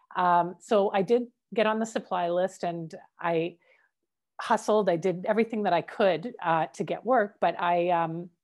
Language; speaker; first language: English; native; English